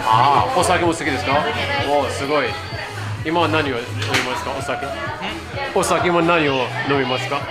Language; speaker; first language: Japanese; non-native, learner; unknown